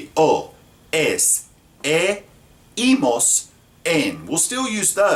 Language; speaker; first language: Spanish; non-native, fluent; English